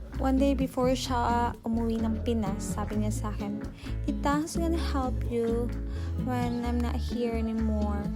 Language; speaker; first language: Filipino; non-native, local second language; Cebuano